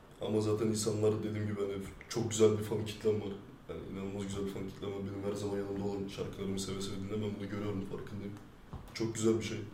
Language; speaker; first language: Turkish; early bilingual, heritage; French